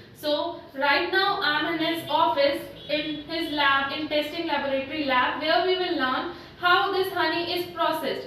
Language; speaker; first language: English; non-native, local second language; Hindi